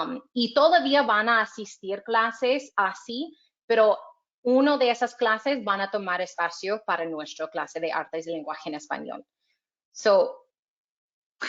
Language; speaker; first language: Spanish; non-native, fluent; English